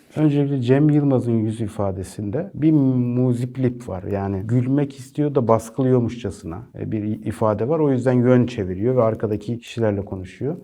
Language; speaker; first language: Turkish; native; Turkish